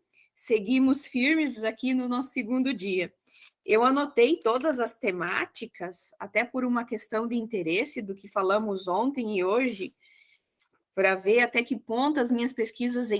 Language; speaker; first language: Portuguese; native; Portuguese